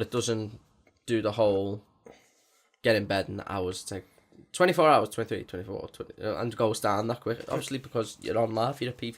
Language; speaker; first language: English; native; English